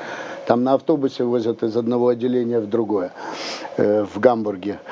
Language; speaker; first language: Russian; native; Russian